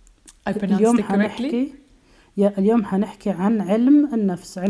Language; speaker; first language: Arabic; native; Arabic